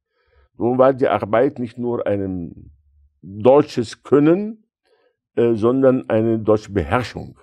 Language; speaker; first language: German; non-native, fluent; Arabic